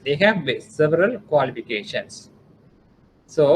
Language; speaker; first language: English; non-native, local second language; Tamil